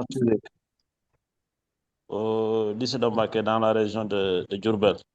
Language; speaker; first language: French; non-native, local second language; Wolof